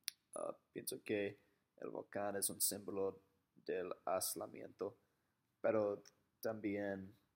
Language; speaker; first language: Spanish; non-native, learner; English